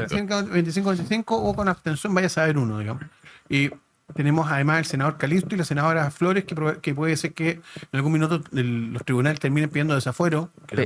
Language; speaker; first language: Spanish; native; Spanish